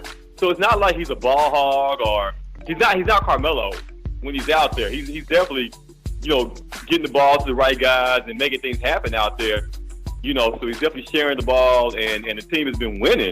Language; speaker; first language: English; native; English